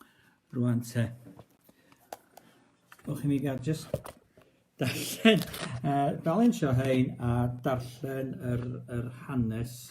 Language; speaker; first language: Welsh; native; Welsh